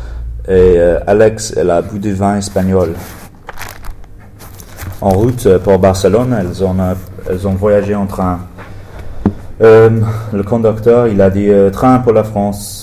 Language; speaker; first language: French; non-native, learner; English